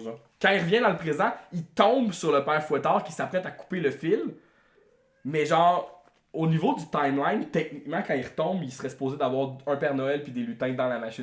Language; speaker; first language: French; native; French